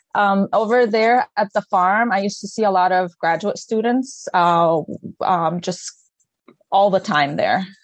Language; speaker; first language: English; non-native, fluent; Arabic